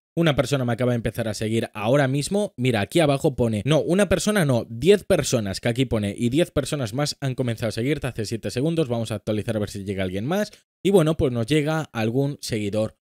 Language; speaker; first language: Spanish; native; Spanish